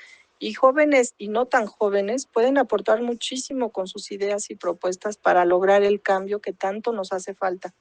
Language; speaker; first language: Spanish; native; Spanish